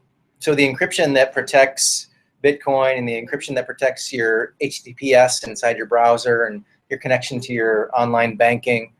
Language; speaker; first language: English; native; English